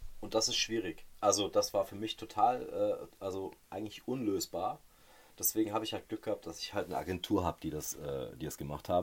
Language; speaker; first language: German; native; German